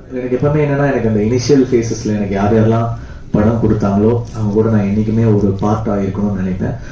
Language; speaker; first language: Tamil; native; Tamil